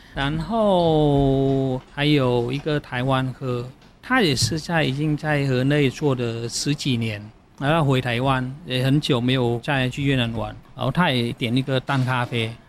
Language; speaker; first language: Chinese; non-native, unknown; Vietnamese